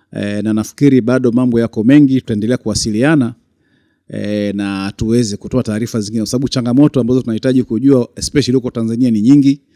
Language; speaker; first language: Swahili; native; Swahili